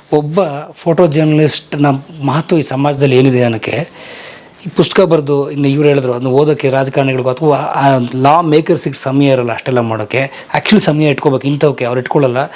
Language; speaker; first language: Kannada; native; Kannada